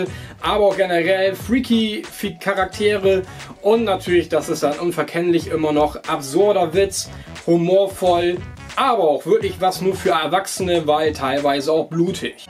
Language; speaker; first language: German; native; German